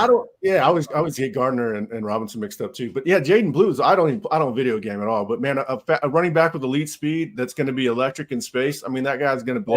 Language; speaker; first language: English; native; English